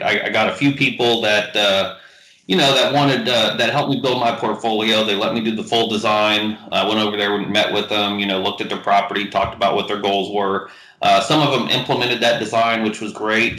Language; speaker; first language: English; native; English